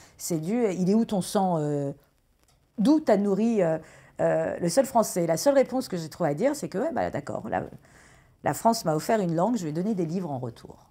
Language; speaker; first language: French; early bilingual, other home language; Persian